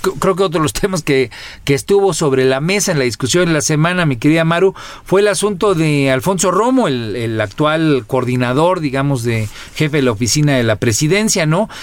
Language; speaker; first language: Spanish; native; Spanish